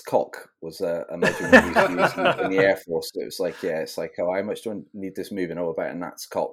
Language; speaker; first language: English; native; English